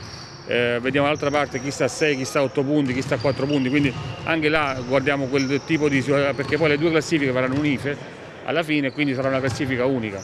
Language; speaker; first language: Italian; native; Italian